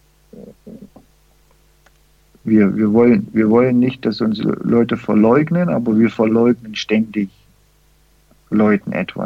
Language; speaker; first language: German; early bilingual, heritage; German